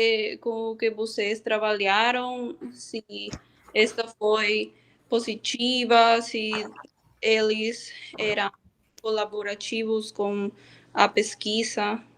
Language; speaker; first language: Portuguese; non-native, learner; Spanish